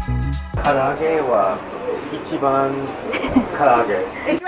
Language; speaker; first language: Japanese; non-native, learner; English